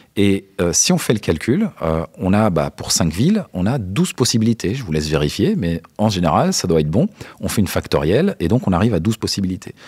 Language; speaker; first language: French; native; French